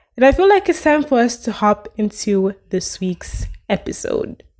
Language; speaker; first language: English; non-native, local second language; Nyanja